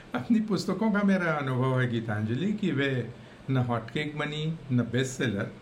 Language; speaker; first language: Hindi; native; Hindi